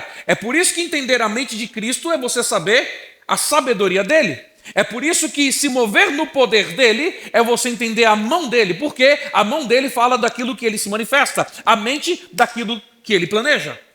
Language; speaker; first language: Portuguese; native; Portuguese